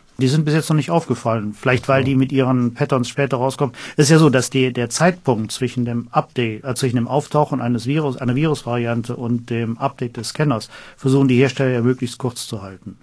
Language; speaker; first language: German; native; German